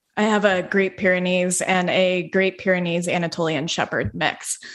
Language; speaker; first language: English; native; English